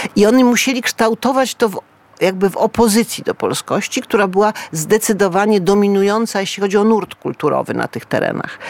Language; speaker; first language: Polish; native; Polish